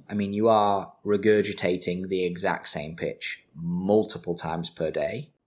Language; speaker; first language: English; native; English